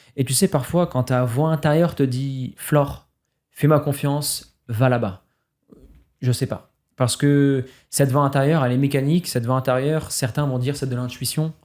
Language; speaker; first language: French; native; French